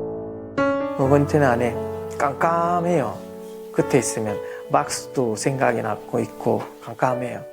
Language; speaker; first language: Korean; non-native, fluent; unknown